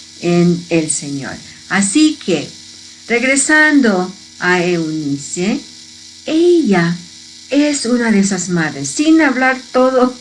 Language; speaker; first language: Spanish; early bilingual, heritage; Spanish